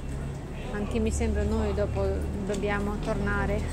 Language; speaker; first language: Italian; non-native, learner; Russian